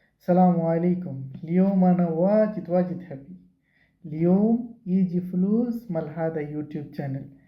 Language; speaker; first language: Arabic; non-native, learner; Bangla